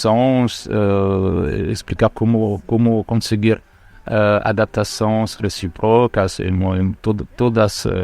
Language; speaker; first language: Portuguese; non-native, fluent; French